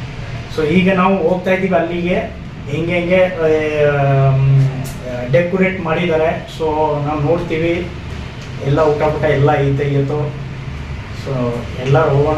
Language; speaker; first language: Kannada; non-native, local second language; Odia